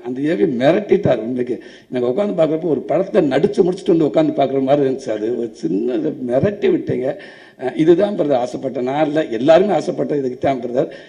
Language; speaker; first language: Tamil; native; Tamil